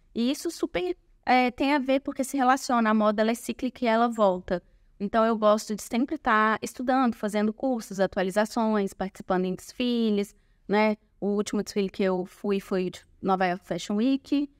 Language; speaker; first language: Portuguese; native; Portuguese